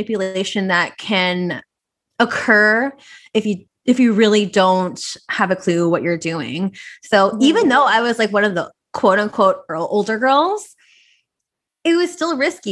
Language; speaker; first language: English; native; English